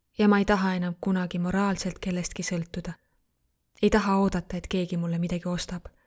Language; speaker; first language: Estonian; non-native, fluent; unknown